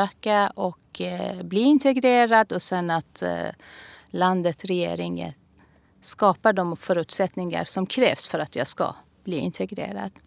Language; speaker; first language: Swedish; non-native, fluent; Persian